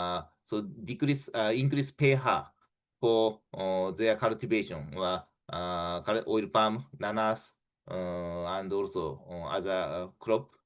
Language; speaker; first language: English; non-native, fluent; Japanese